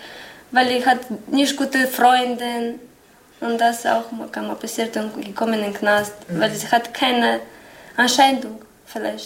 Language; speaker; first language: German; non-native, learner; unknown